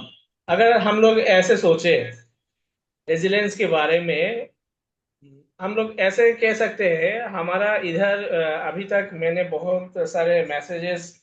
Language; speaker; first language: Hindi; non-native, fluent; Bangla